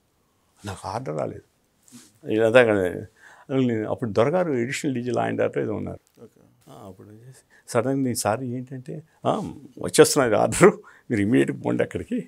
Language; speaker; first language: Telugu; native; Telugu